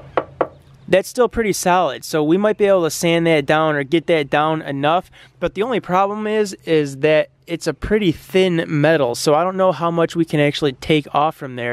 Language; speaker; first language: English; native; English